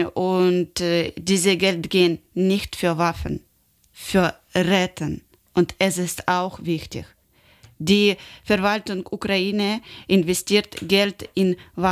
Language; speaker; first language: German; non-native, learner; Ukrainian